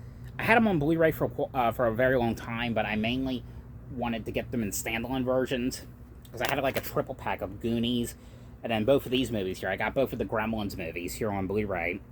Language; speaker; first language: English; native; English